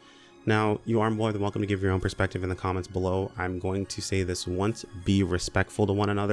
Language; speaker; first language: English; native; English